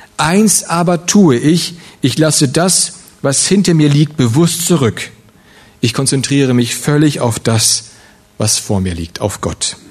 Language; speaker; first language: German; early bilingual, other home language; Russian